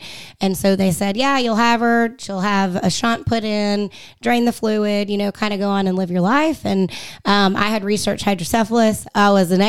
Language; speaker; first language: English; native; English